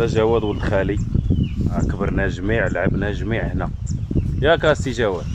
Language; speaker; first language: Arabic; native; Arabic